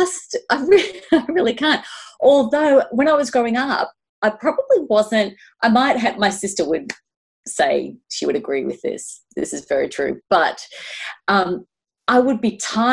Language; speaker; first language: English; native; English